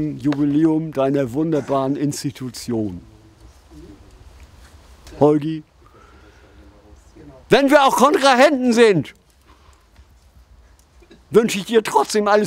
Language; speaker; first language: German; native; German